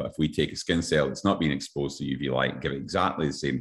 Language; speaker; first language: English; native; English